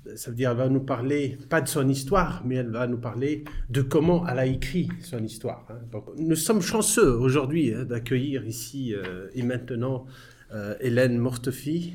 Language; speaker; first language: French; non-native, local second language; Arabic